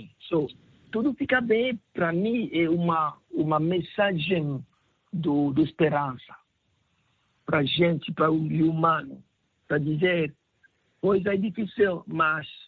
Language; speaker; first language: Portuguese; non-native, learner; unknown